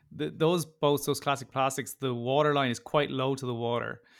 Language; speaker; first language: English; native; English